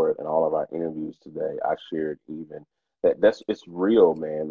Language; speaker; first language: English; native; English